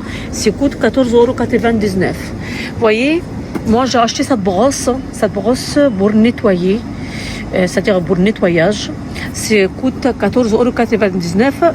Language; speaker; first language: French; non-native, learner; Arabic